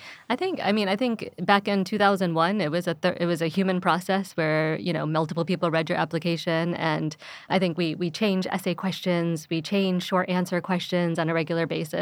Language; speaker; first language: English; early bilingual, other home language; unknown